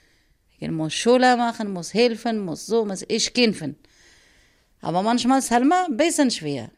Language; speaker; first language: German; non-native, learner; Arabic